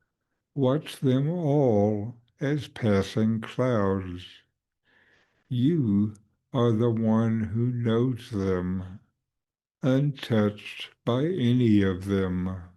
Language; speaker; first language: English; native; English